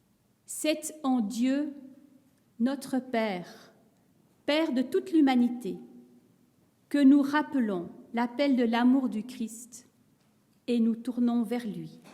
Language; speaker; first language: French; native; French